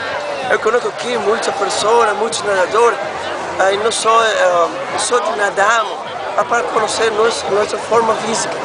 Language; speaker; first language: Portuguese; non-native, learner; Spanish